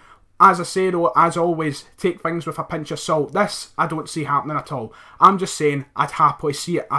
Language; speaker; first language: English; native; English